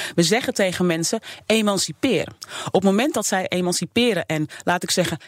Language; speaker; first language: Dutch; native; Dutch